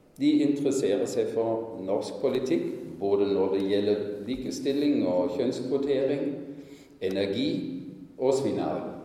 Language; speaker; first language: Norwegian; non-native, fluent; German